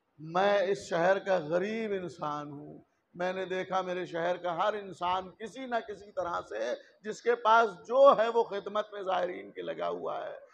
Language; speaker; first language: Urdu; native; Urdu